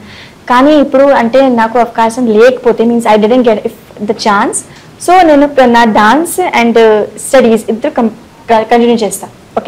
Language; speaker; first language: Telugu; non-native, local second language; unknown